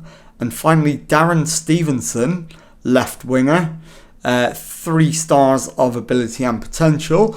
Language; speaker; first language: English; native; English